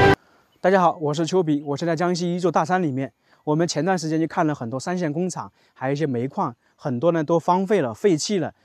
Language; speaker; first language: Chinese; native; Chinese